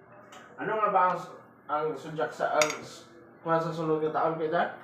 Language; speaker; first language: Filipino; non-native, local second language; Cebuano